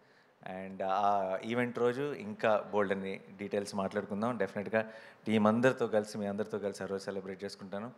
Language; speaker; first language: Telugu; native; Telugu